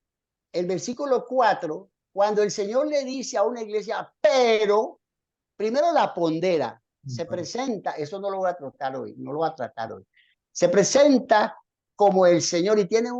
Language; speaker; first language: Spanish; native; Spanish